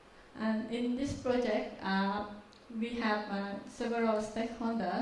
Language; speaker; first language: English; non-native, learner; Vietnamese